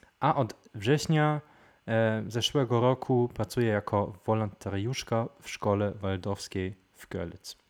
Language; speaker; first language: Polish; non-native, fluent; German